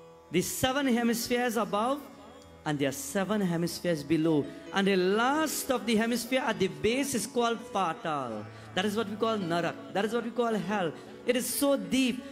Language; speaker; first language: English; native; English